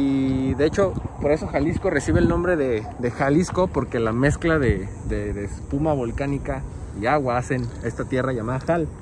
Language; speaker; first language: Spanish; native; Spanish